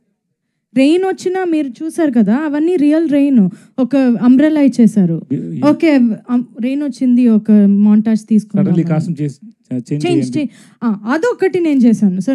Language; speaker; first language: Telugu; non-native, fluent; Tamil